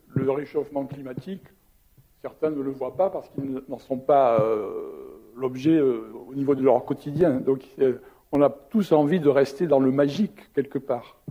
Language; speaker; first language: French; native; French